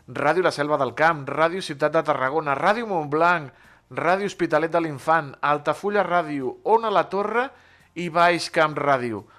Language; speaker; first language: Catalan; native; Catalan